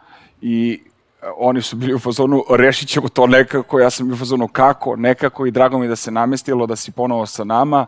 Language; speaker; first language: Serbian; native; Serbian